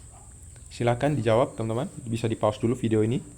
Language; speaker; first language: Indonesian; native; Indonesian